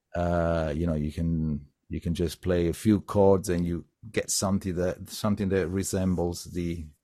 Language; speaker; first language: English; non-native, fluent; Italian